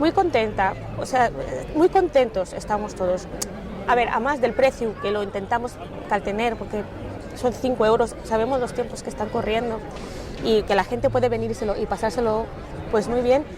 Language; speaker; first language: Spanish; native; Spanish